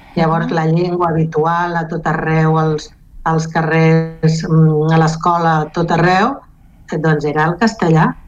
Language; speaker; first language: Catalan; non-native, local second language; Galician